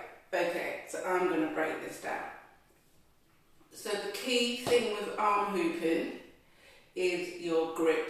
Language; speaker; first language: English; native; English